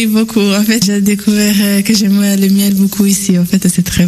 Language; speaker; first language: French; non-native, fluent; Italian